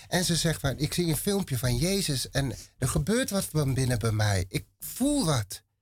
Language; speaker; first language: Dutch; native; Dutch